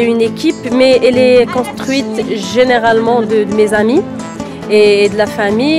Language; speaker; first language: French; non-native, local second language; Arabic